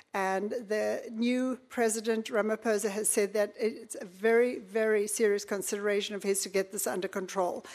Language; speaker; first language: English; native; English